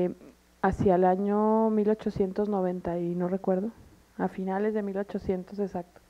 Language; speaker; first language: Spanish; native; Spanish